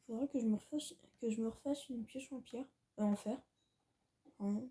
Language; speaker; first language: French; native; French